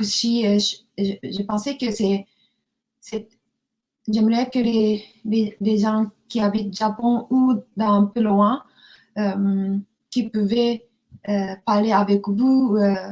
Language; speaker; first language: French; non-native, learner; Japanese